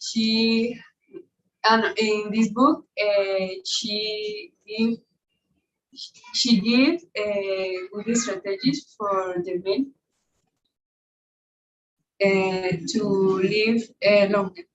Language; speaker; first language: English; non-native, learner; Spanish